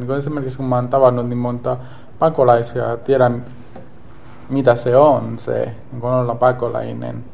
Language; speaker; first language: Finnish; non-native, learner; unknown